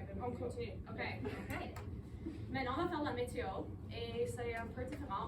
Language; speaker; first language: French; non-native, local second language; English